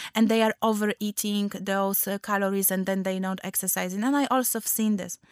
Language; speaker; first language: English; non-native, fluent; Polish